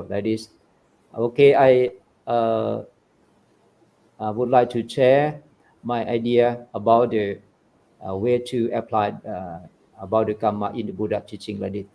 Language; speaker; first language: English; non-native, fluent; Thai